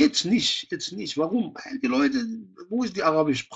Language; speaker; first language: German; non-native, fluent; Arabic